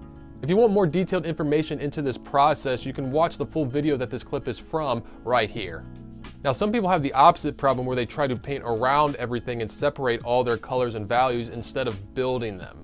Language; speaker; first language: English; native; English